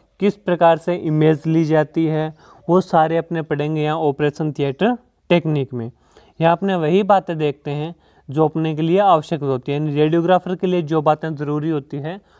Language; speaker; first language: Hindi; native; Hindi